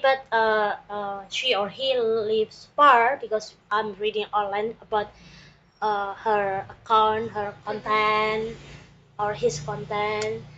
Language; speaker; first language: English; non-native, learner; Indonesian